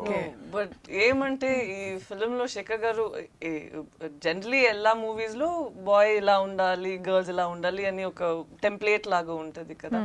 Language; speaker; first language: Telugu; non-native, learner; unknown